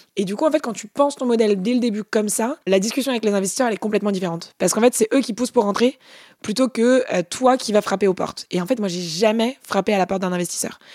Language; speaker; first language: French; native; French